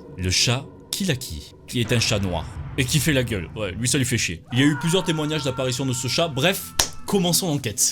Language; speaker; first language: French; native; French